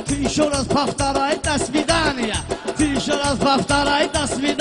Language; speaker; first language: Russian; non-native, learner; Azerbaijani